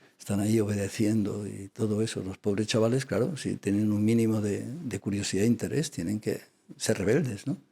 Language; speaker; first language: Spanish; non-native, local second language; Catalan